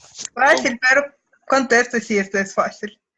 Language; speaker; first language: Spanish; non-native, learner; Russian